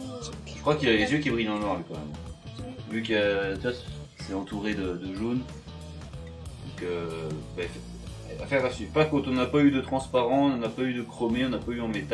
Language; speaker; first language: French; native; French